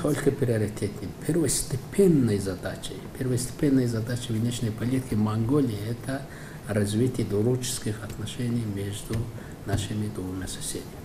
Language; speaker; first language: Russian; non-native, fluent; Mongolian